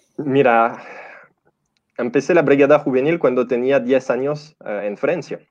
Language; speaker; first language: Spanish; non-native, fluent; French